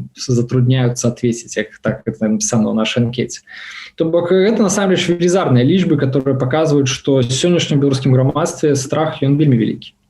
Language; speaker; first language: Belarusian; non-native, local second language; Russian